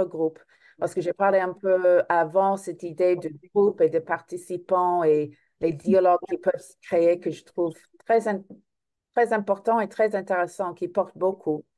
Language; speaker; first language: French; non-native, fluent; English